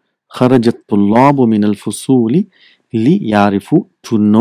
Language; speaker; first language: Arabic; non-native, fluent; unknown